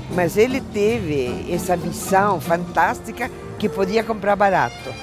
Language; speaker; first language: Portuguese; non-native, fluent; Italian